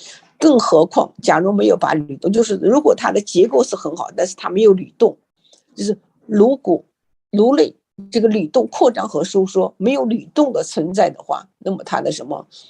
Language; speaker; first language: Chinese; native; Chinese